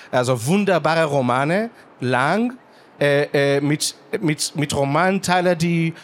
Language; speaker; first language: German; non-native, fluent; Hebrew